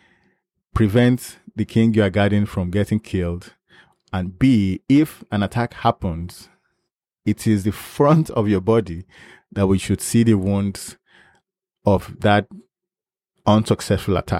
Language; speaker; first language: English; non-native, local second language; Yoruba